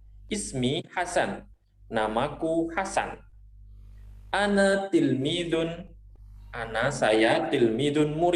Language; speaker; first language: Arabic; non-native, fluent; Indonesian